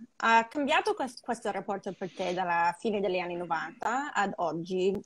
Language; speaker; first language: Italian; non-native, fluent; English